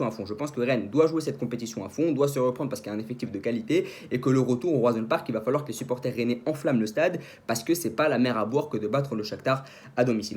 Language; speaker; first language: French; native; French